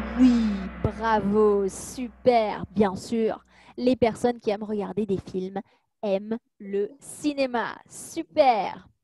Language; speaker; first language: French; native; French